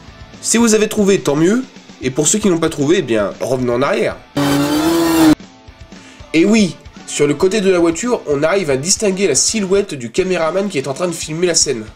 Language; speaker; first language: French; native; French